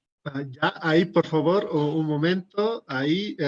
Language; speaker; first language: Spanish; native; Spanish